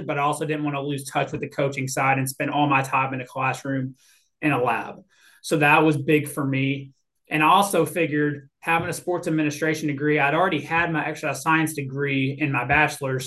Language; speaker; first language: English; native; English